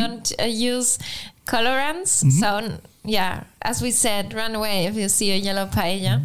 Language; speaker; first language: English; non-native, fluent; Spanish